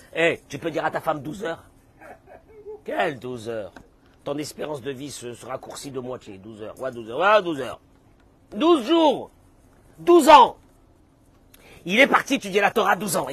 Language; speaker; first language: French; native; French